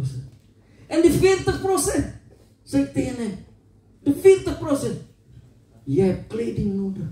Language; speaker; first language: Dutch; non-native, learner; Indonesian